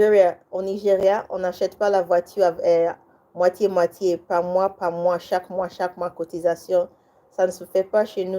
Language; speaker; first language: French; non-native, learner; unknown